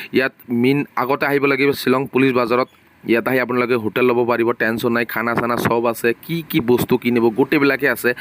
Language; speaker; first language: Assamese; non-native, local second language; Bangla